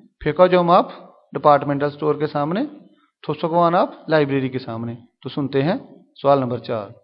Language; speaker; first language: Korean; non-native, fluent; Urdu